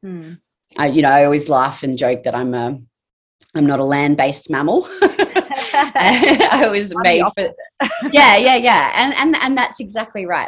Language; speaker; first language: English; native; English